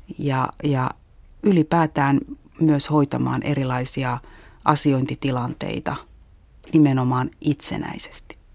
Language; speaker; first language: Finnish; native; Finnish